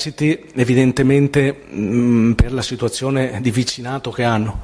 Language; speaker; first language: Italian; native; Italian